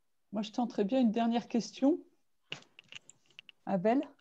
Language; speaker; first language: French; native; French